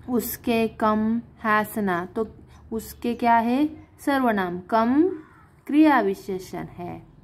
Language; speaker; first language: Hindi; non-native, local second language; Marathi